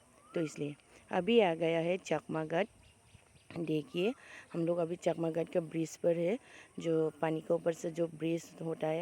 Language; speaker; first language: Hindi; non-native, local second language; Kok Borok